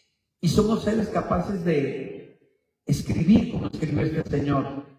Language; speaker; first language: Spanish; native; Spanish